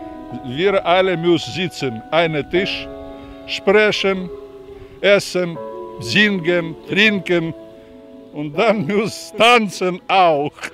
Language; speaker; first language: German; non-native, learner; Russian